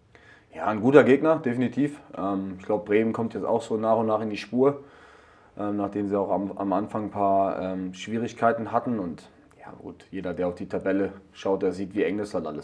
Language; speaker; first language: German; native; German